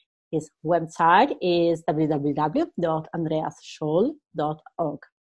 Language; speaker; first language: English; non-native, fluent; Italian